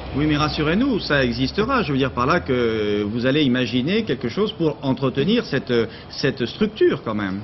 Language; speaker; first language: French; native; French